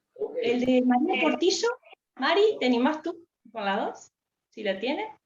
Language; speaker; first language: Spanish; native; Spanish